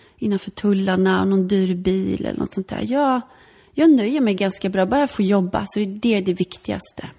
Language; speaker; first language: Swedish; early bilingual, other home language; Polish